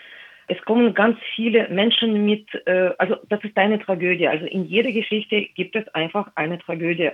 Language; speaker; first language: German; non-native, fluent; Russian